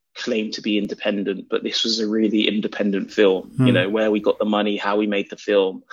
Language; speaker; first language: English; native; English